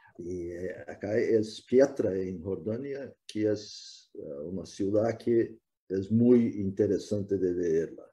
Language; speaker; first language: Spanish; non-native, fluent; Portuguese